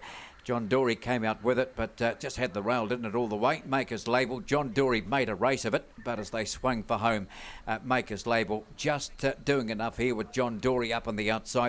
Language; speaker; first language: English; native; English